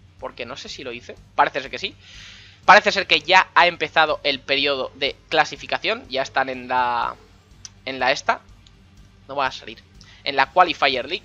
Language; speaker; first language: Spanish; native; Spanish